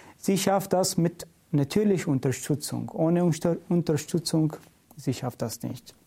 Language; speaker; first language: German; non-native, learner; Syriac